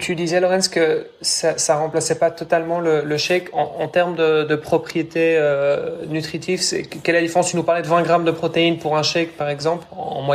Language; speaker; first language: French; native; French